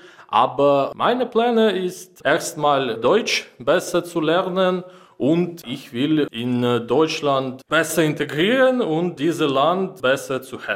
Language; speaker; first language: German; non-native, learner; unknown